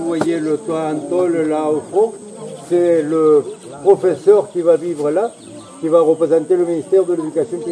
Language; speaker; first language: French; non-native, fluent; Spanish